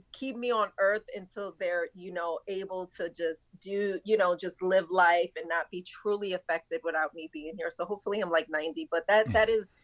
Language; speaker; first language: English; native; English